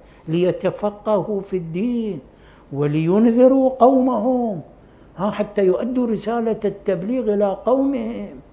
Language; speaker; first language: Arabic; native; Arabic